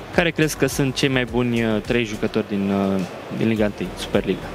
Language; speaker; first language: Romanian; native; Romanian